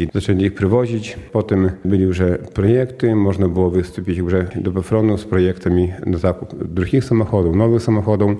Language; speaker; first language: Polish; non-native, local second language; Belarusian